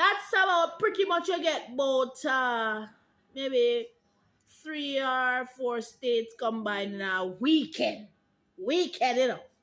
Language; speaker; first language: English; non-native, local second language; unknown